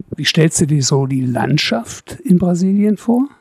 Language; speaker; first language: German; native; German